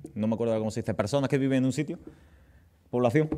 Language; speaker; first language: Spanish; native; Spanish